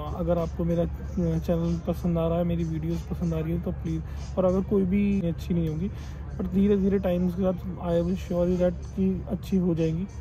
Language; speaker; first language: Hindi; native; Hindi